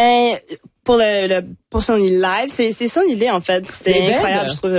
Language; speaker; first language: French; non-native, local second language; English